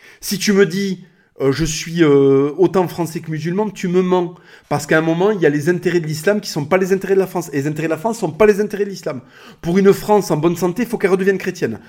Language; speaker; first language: French; native; French